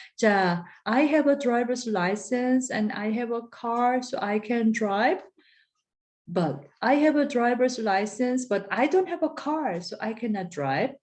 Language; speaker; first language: English; non-native, fluent; Korean